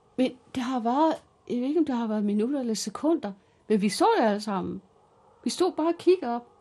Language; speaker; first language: Danish; early bilingual, other home language; Kalaallisut